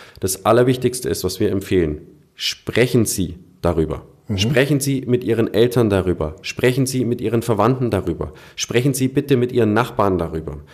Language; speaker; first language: German; native; German